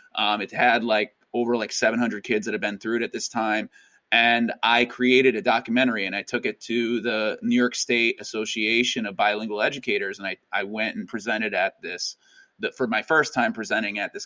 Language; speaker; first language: English; native; English